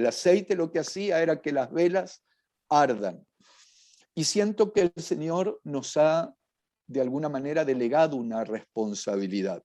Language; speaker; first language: Spanish; native; Spanish